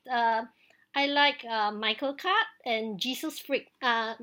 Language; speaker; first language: English; native; English